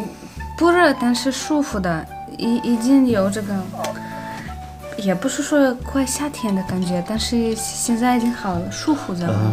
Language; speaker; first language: Chinese; non-native, fluent; Russian